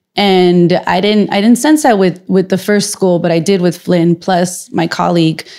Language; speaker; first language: English; native; English